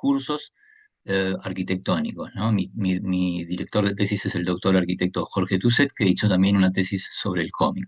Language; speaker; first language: Spanish; native; Spanish